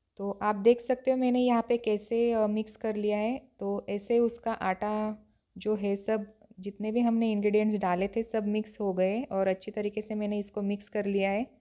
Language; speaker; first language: Hindi; non-native, local second language; Marathi